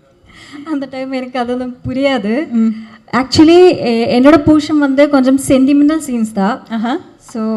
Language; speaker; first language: Tamil; non-native, learner; Malayalam